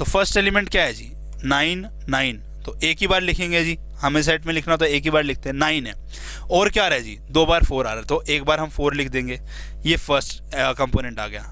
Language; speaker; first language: Hindi; native; Hindi